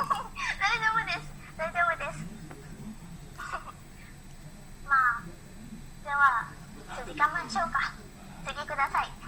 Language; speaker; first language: Japanese; non-native, learner; Indonesian